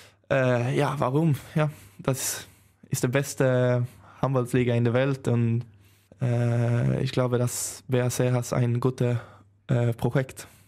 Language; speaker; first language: German; non-native, learner; Swedish